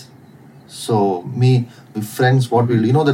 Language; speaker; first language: English; non-native, local second language; Tamil